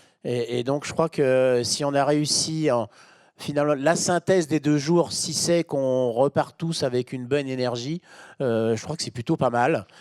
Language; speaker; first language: French; native; French